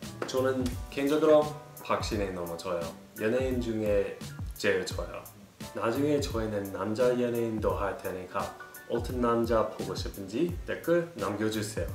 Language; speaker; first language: Korean; non-native, learner; Russian